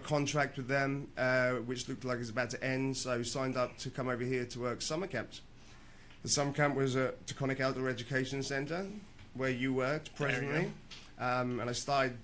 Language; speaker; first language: English; native; English